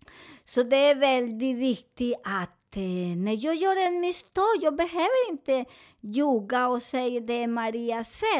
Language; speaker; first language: Swedish; non-native, learner; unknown